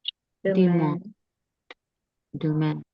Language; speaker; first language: French; non-native, learner; English